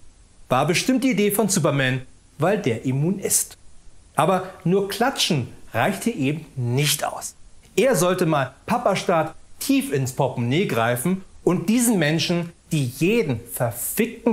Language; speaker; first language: German; native; German